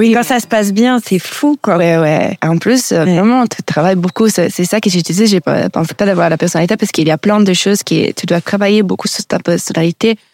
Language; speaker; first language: French; non-native, learner; Italian